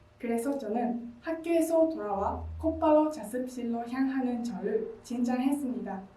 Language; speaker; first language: Korean; non-native, learner; Japanese